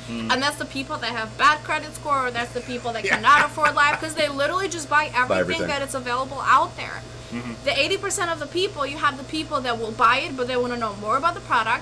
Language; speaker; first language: English; non-native, fluent; Albanian